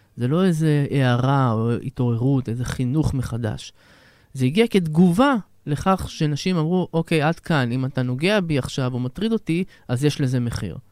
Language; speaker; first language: Hebrew; native; Hebrew